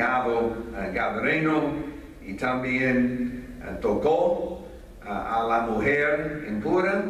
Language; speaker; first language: Spanish; non-native, fluent; English